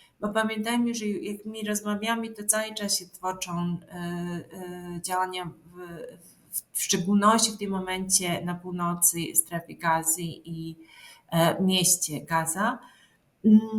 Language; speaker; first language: Polish; non-native, fluent; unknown